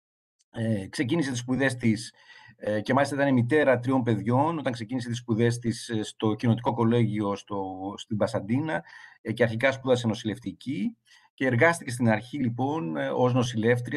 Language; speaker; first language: Greek; native; Greek